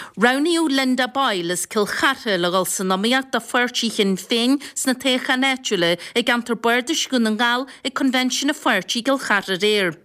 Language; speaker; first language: Irish; native; Irish